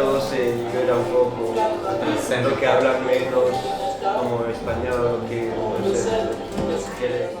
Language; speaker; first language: Spanish; non-native, learner; French